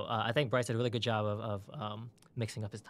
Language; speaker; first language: English; native; English